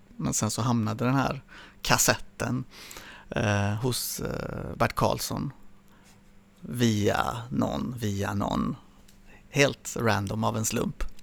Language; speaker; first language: Swedish; early bilingual, other home language; Spanish